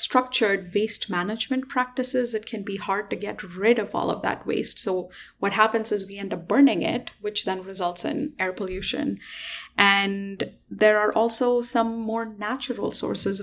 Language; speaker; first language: English; non-native, local second language; Hindi